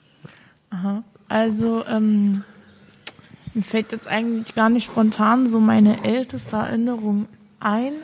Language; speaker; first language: German; native; German